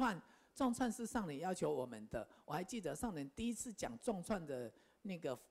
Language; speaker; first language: Chinese; native; Chinese